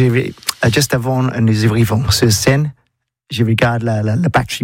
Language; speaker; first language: French; non-native, learner; English